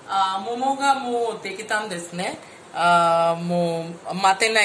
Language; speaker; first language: Japanese; non-native, fluent; Hindi